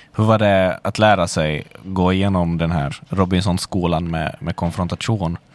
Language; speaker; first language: Swedish; native; Swedish